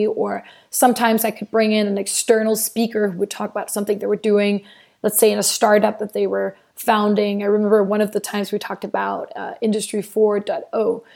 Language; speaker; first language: English; non-native, fluent; Danish